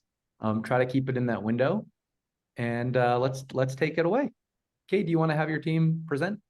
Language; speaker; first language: English; native; English